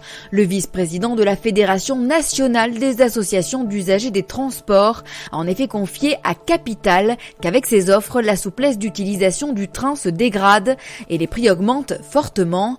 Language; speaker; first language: French; native; French